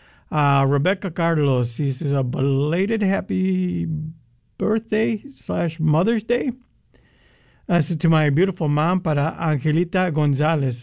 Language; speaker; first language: English; early bilingual, other home language; Spanish